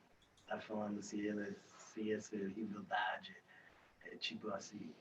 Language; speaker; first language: Portuguese; non-native, fluent; English